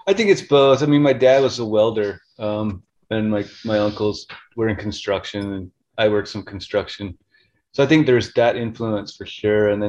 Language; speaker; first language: English; native; English